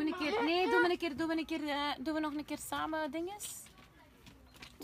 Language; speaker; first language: Dutch; native; Dutch